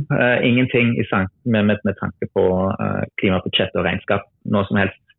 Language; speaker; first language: Norwegian; non-native, fluent; German